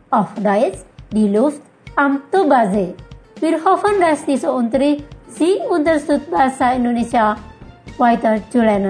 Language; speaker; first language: German; non-native, fluent; Indonesian